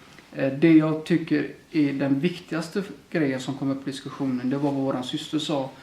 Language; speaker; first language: Swedish; early bilingual, other home language; Somali